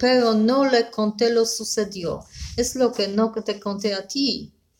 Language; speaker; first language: Spanish; non-native, learner; Polish